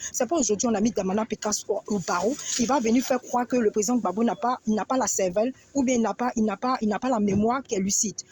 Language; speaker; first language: French; native; French